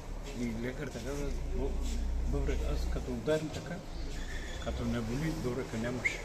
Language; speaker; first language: Bulgarian; non-native, local second language; Turkish